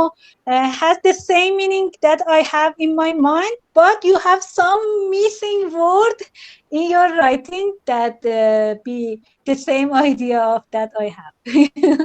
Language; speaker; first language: English; non-native, learner; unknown